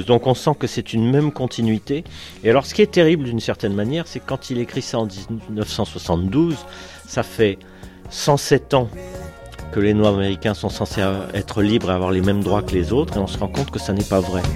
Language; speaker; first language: French; native; French